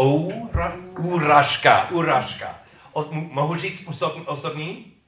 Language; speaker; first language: Czech; non-native, learner; English